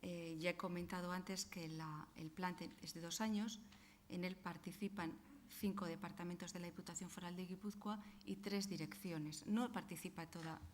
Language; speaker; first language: Spanish; non-native, local second language; Basque